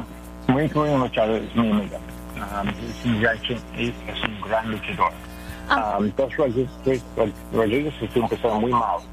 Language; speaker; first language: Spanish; non-native, learner; English